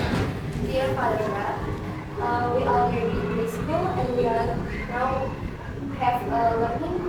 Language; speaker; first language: English; non-native, learner; Indonesian